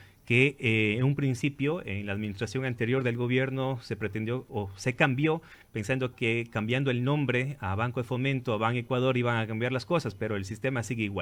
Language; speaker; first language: Spanish; native; Spanish